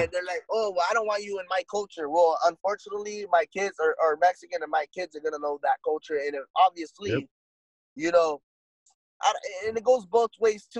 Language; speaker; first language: English; native; English